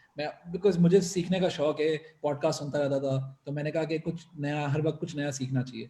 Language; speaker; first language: Urdu; native; Urdu